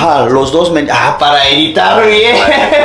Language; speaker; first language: Spanish; non-native, fluent; Korean